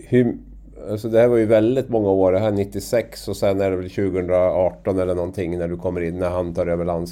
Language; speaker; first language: Swedish; native; Swedish